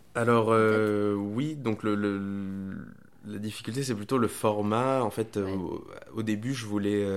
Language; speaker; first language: French; non-native, fluent; Spanish